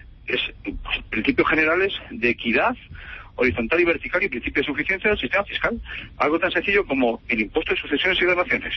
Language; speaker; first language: Spanish; native; Spanish